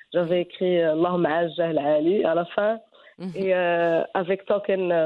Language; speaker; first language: French; non-native, local second language; Arabic